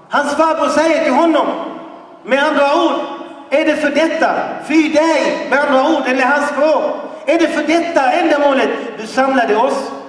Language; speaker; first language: Swedish; non-native, fluent; Arabic